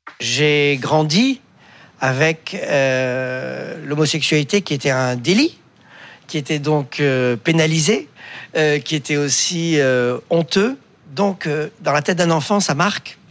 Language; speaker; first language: French; native; French